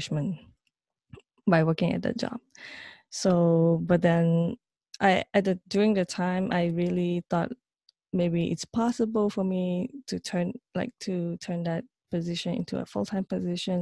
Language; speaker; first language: English; non-native, local second language; Chinese